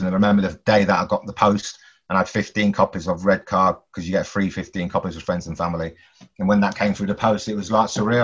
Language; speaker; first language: English; native; English